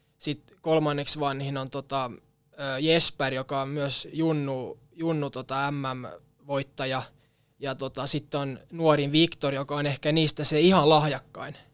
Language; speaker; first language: Finnish; non-native, local second language; Swedish